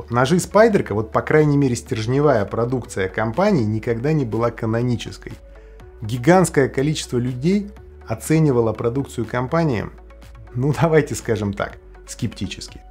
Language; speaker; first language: Russian; native; Russian